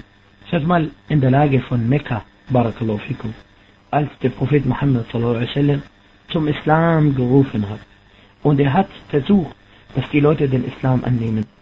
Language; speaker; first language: German; non-native, fluent; Arabic